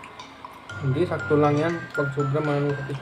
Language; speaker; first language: Filipino; non-native, learner; Punjabi